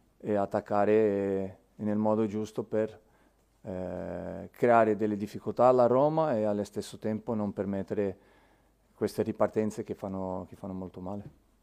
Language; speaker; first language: Italian; non-native, fluent; Portuguese